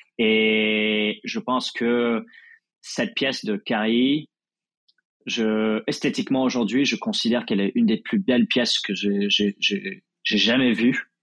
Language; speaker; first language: French; non-native, fluent; English